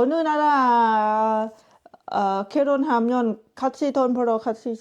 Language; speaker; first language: Korean; non-native, learner; Lao